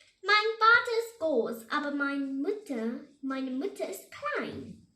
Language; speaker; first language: German; non-native, learner; Vietnamese